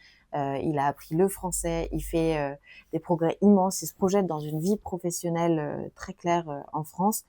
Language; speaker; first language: French; native; French